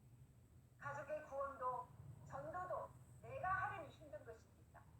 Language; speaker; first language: Korean; native; Korean